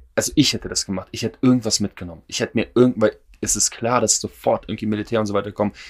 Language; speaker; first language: German; non-native, fluent; Russian